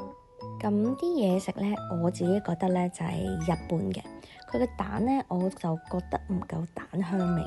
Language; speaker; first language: Cantonese; native; Cantonese